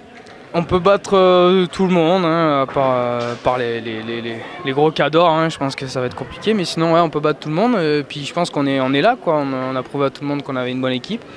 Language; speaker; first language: French; native; French